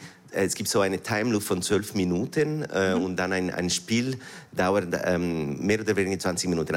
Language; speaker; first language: German; non-native, fluent; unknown